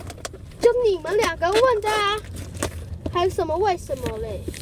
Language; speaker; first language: Chinese; native; Chinese